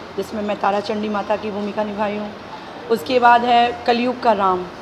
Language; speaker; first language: Hindi; native; Hindi